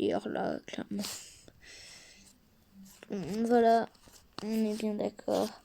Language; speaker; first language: French; native; French